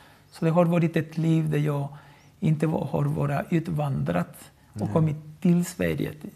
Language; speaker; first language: Swedish; non-native, fluent; Spanish